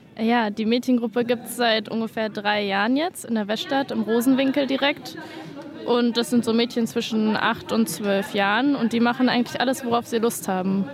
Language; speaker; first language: German; native; German